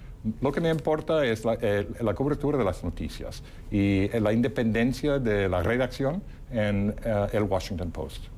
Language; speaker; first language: Spanish; non-native, fluent; English